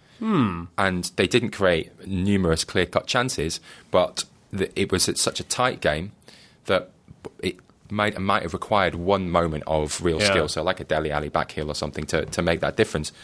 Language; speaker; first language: English; native; English